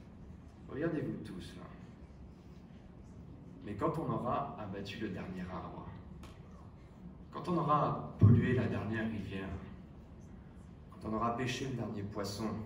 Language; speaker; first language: French; native; French